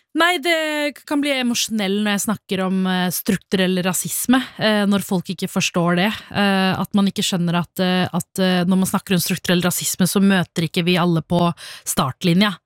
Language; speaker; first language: Norwegian; early bilingual, other home language; Tamil